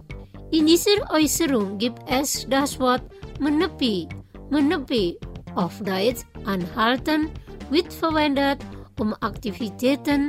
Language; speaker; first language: German; non-native, fluent; Indonesian